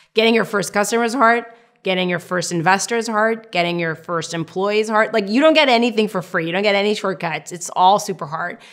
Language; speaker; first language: English; non-native, fluent; Hebrew